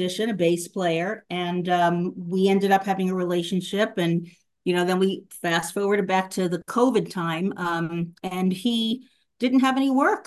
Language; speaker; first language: English; native; English